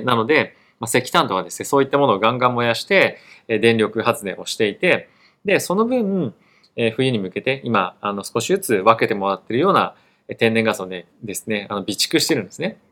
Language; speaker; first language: Japanese; native; Japanese